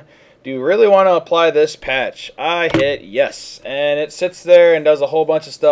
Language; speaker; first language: English; native; English